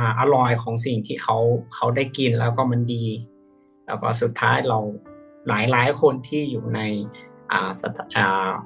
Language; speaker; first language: Thai; native; Thai